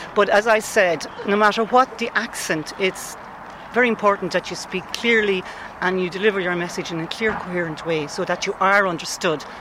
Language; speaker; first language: English; native; English